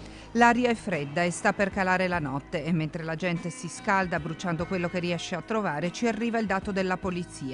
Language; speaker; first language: Italian; native; Italian